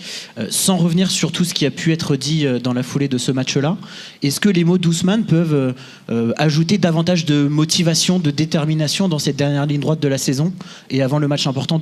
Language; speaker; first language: French; native; French